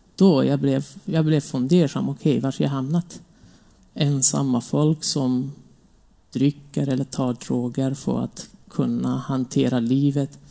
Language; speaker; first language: Swedish; non-native, fluent; Kurdish